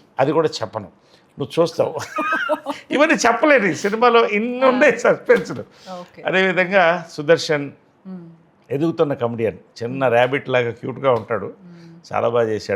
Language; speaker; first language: Telugu; native; Telugu